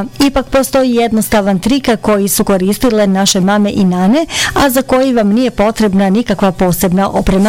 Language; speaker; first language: Bosnian; native; Bosnian